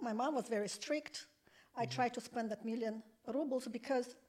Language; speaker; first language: English; non-native, fluent; Russian